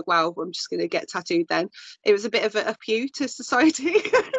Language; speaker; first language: English; native; English